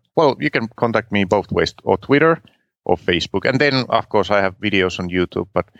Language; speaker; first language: English; non-native, fluent; Finnish